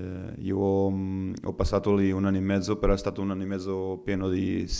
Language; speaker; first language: Italian; non-native, fluent; Portuguese